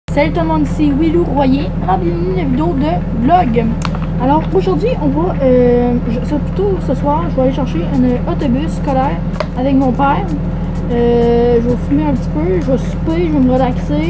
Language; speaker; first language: French; native; French